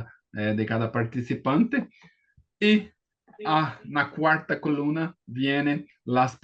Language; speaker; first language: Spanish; non-native, learner; Portuguese